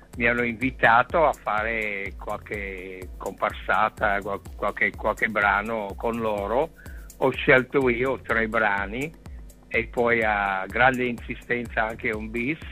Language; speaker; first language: Italian; non-native, fluent; English